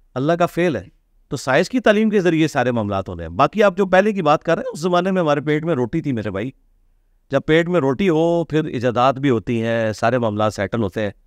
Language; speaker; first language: Urdu; native; Urdu